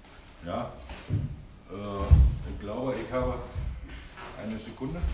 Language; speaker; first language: German; non-native, learner; Thai